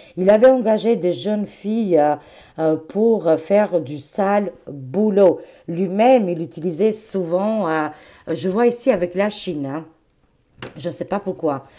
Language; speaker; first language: French; non-native, fluent; Albanian